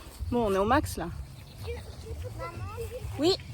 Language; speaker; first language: French; native; French